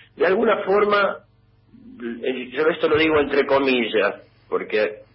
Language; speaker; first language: Spanish; native; Spanish